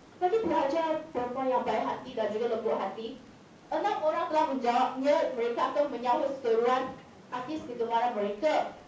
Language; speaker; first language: Malay; non-native, local second language; Chinese